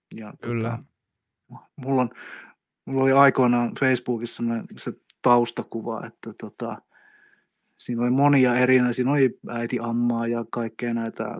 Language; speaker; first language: Finnish; native; Finnish